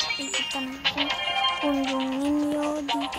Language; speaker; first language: Indonesian; native; Indonesian